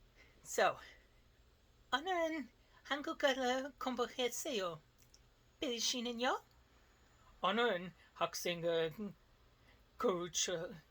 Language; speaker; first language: Korean; non-native, learner; English